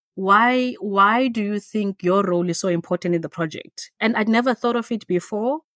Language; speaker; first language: English; non-native, local second language; Xhosa